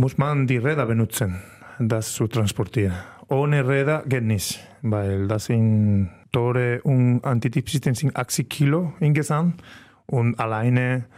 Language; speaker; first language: German; non-native, learner; Spanish